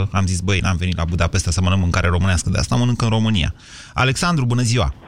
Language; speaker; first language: Romanian; native; Romanian